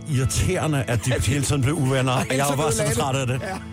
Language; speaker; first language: Danish; native; Danish